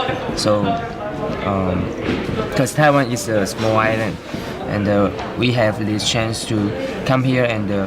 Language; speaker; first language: English; non-native, learner; Chinese